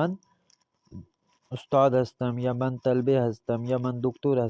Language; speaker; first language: Persian; non-native, fluent; Urdu